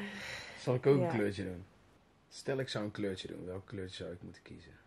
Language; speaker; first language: Dutch; native; Dutch